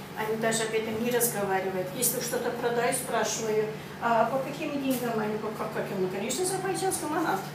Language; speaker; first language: Russian; non-native, local second language; Azerbaijani